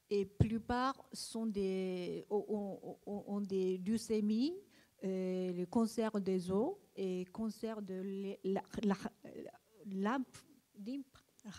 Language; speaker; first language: French; non-native, learner; Japanese